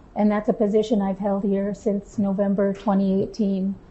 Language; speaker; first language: English; native; English